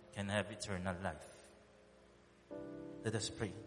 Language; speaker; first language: English; non-native, local second language; Min Nan Chinese